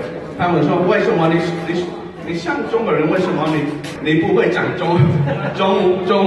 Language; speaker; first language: Chinese; non-native, learner; Hmong